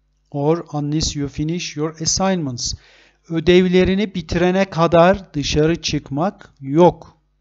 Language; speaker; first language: English; non-native, fluent; Turkish